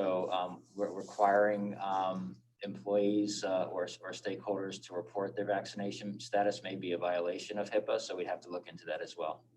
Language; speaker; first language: English; native; English